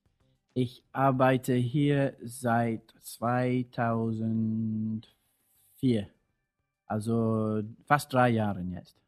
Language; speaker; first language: German; non-native, fluent; English